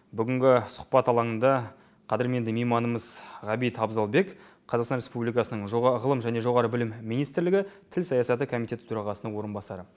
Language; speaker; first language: Kazakh; native; Kazakh